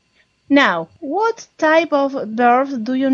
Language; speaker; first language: English; non-native, learner; Spanish